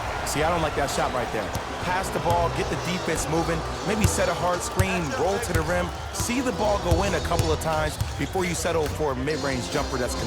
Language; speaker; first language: English; native; English